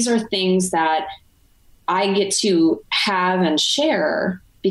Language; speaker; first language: English; native; English